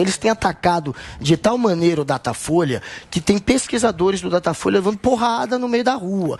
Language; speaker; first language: Portuguese; native; Portuguese